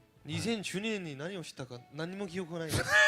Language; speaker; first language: Japanese; non-native, fluent; Korean